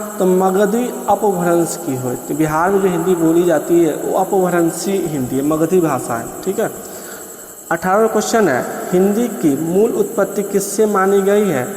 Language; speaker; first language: Hindi; native; Hindi